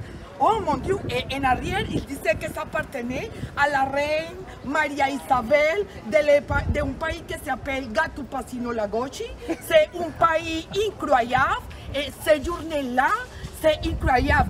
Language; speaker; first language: French; non-native, fluent; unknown